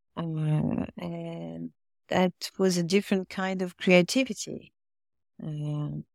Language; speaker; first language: English; non-native, fluent; French